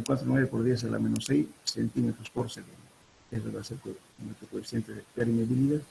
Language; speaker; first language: Spanish; native; Spanish